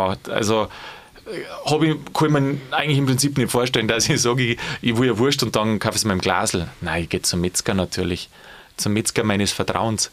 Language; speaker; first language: German; native; German